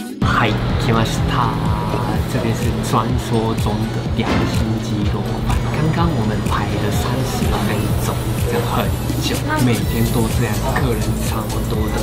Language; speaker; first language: Chinese; non-native, fluent; Japanese